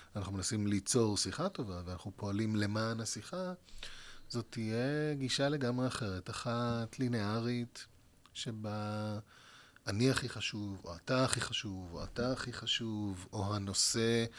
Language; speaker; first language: Hebrew; native; Hebrew